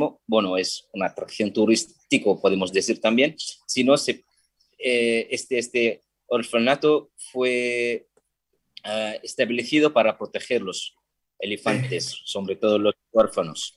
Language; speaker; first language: Spanish; non-native, fluent; Sinhala